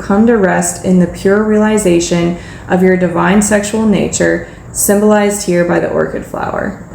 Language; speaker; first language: English; native; English